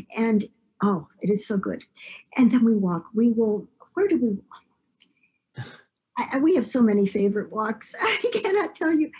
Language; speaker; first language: English; native; English